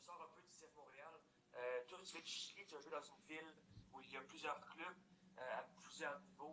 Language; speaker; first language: French; native; French